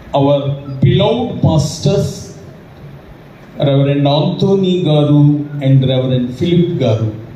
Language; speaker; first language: English; non-native, local second language; Telugu